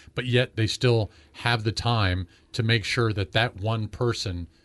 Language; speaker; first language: English; native; English